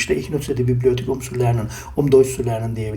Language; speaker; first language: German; non-native, fluent; Turkish